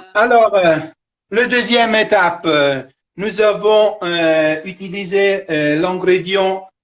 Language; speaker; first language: French; non-native, fluent; Italian